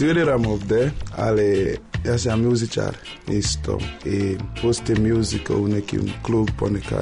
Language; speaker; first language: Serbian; non-native, learner; English